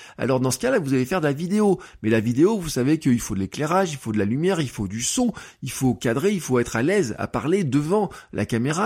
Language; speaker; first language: French; native; French